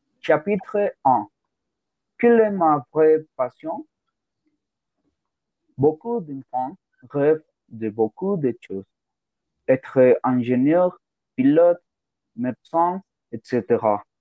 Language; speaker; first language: French; non-native, learner; Spanish